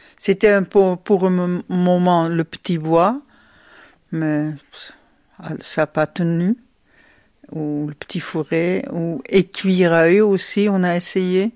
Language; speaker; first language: French; non-native, fluent; Dutch